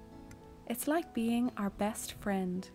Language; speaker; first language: English; native; English